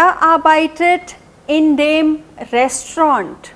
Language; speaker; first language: German; non-native, fluent; Hindi